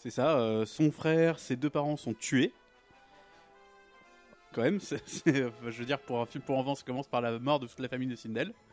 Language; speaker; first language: French; native; French